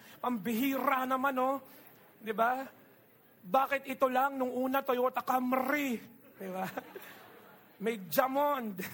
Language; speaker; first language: Filipino; non-native, local second language; Iloko